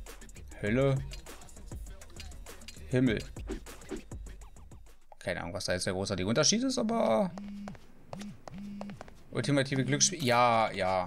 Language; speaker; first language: German; native; German